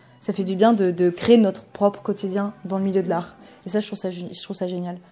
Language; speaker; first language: French; early bilingual, other home language; Bulgarian